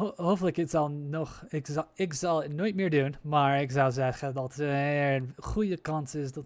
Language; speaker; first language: Dutch; non-native, learner; English